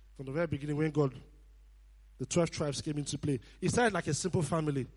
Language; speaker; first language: English; non-native, local second language; Nigerian Pidgin